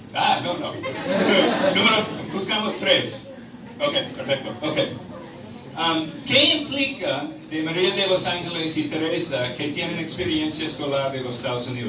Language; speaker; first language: Spanish; non-native, fluent; English